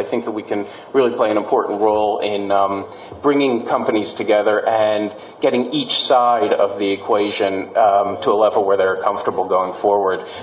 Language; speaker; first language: English; native; English